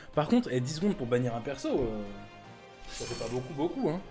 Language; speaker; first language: French; native; French